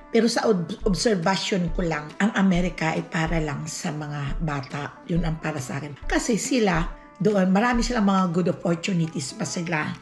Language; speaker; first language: Filipino; native; Filipino